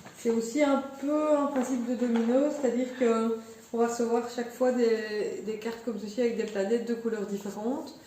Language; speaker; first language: French; native; French